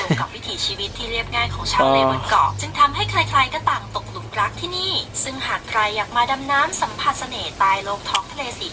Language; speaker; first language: Thai; native; Thai